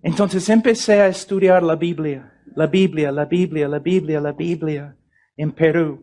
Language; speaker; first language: Spanish; non-native, fluent; English